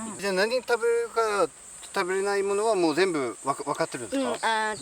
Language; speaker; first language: Japanese; non-native, fluent; Swedish